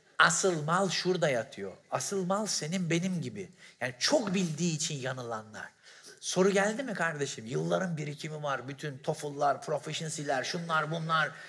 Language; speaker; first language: Turkish; native; Turkish